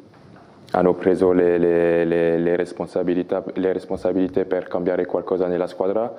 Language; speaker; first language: Italian; non-native, learner; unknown